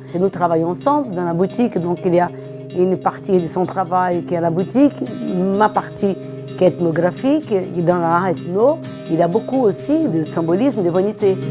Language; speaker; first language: French; non-native, fluent; Portuguese